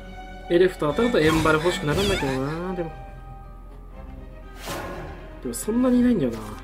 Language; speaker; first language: Japanese; native; Japanese